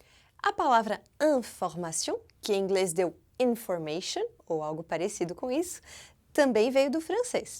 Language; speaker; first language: Portuguese; non-native, fluent; French